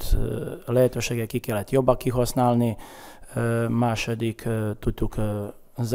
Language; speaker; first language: Hungarian; non-native, learner; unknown